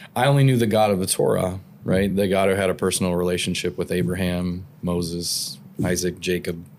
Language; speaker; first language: English; native; English